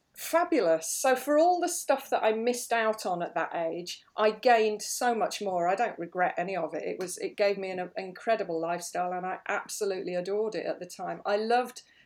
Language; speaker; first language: English; native; English